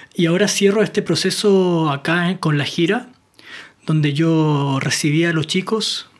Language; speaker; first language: Spanish; native; Spanish